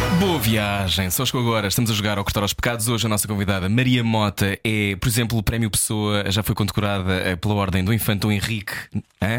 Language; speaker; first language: Portuguese; native; Portuguese